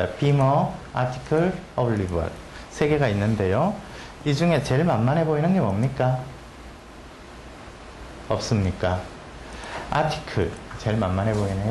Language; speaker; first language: Korean; native; Korean